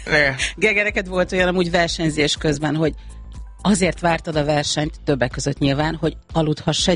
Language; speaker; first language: Hungarian; native; Hungarian